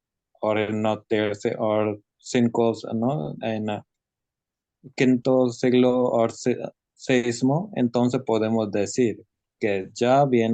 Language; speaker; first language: Spanish; non-native, learner; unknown